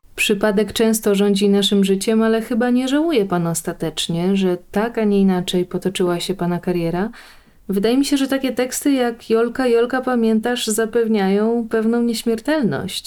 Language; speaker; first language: Polish; native; Polish